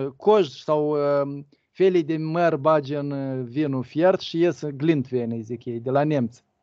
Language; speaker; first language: Romanian; native; Romanian